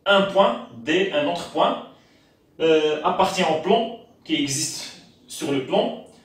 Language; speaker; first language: French; non-native, local second language; Arabic